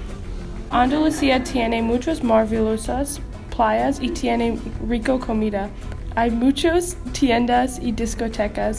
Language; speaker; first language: Spanish; non-native, learner; English